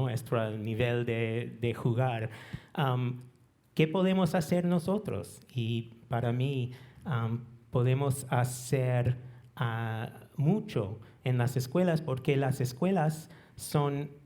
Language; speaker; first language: Spanish; non-native, learner; English